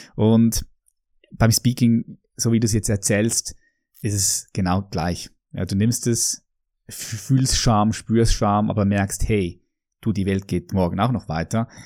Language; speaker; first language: German; native; German